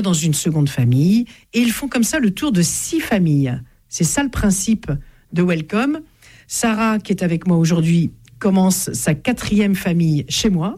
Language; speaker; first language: French; native; French